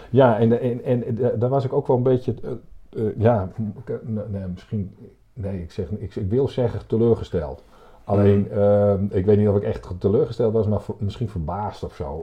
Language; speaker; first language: Dutch; native; Dutch